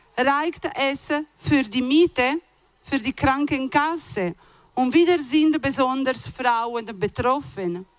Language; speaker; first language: German; non-native, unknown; Italian